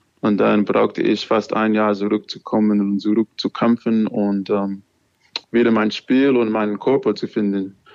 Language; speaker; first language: German; non-native, learner; English